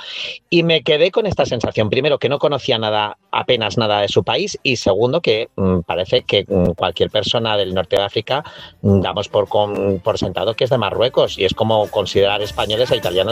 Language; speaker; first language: Spanish; native; Spanish